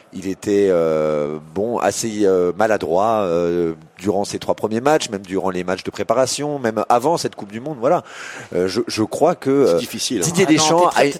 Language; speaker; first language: French; native; French